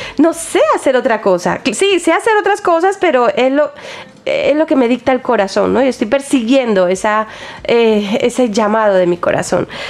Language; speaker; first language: Spanish; native; Spanish